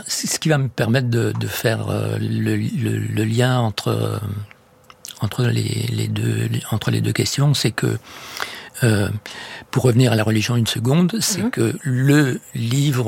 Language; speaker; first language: French; native; French